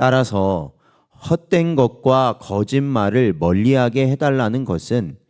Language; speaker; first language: Korean; native; Korean